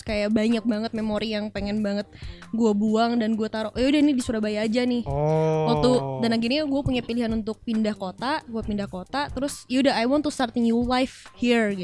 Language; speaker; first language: Indonesian; native; Indonesian